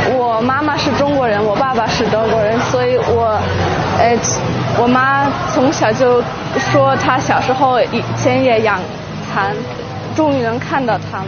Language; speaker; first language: Chinese; early bilingual, heritage; German